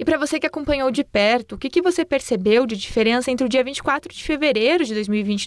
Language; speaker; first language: Portuguese; native; Portuguese